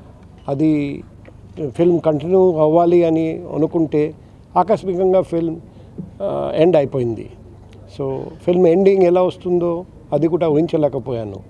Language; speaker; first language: Telugu; non-native, local second language; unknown